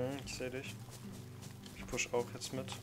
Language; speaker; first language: German; native; German